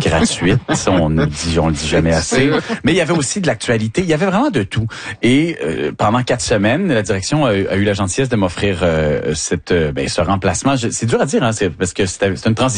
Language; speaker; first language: French; native; French